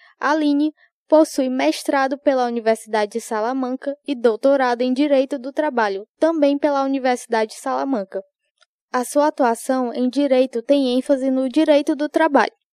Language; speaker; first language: Portuguese; native; Portuguese